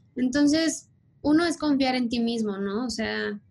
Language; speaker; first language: Spanish; native; Spanish